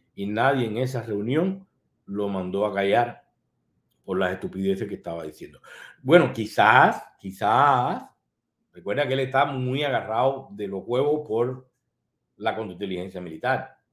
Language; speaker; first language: Spanish; native; Spanish